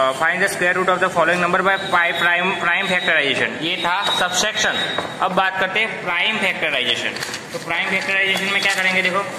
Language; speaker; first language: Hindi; non-native, local second language; Gujarati